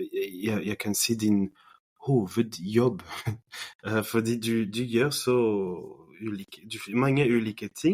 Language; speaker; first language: Norwegian; non-native, fluent; French